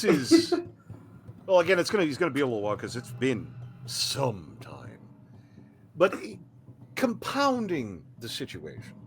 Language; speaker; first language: English; native; English